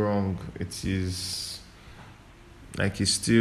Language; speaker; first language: English; non-native, local second language; Yoruba